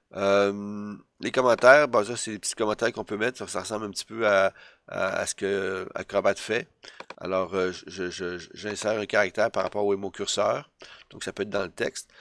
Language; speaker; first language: French; native; French